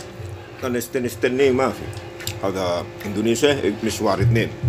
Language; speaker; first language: Arabic; non-native, learner; Indonesian